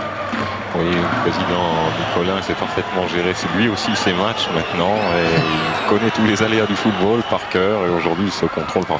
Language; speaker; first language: French; native; French